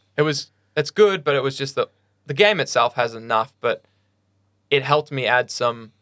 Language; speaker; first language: English; native; English